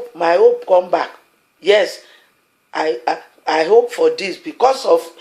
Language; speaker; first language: English; non-native, local second language; Yoruba